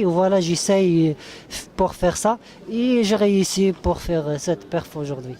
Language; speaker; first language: French; non-native, learner; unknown